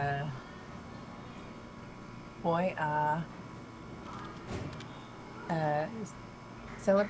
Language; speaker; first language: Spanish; non-native, learner; English